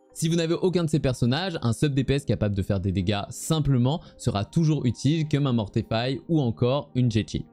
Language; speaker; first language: French; native; French